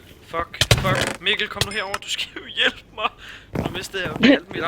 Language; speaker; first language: Danish; native; Danish